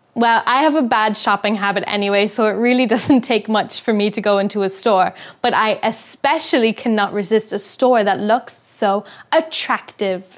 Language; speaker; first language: English; native; English